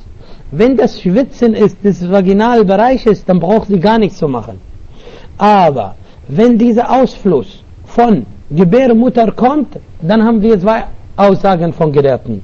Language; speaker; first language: German; non-native, fluent; Arabic